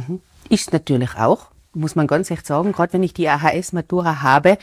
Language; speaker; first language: German; native; German